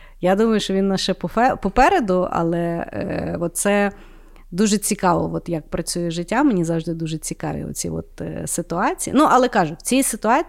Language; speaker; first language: Ukrainian; native; Ukrainian